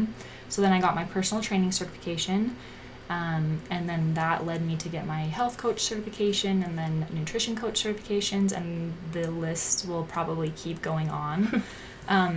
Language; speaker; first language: English; native; English